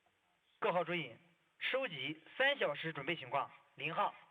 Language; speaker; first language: Chinese; native; Chinese